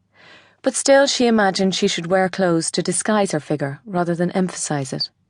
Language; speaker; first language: English; native; English